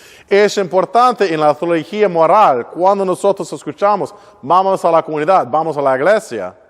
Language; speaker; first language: Spanish; non-native, learner; English